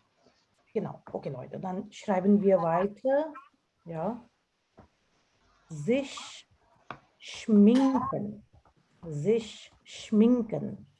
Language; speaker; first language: German; non-native, fluent; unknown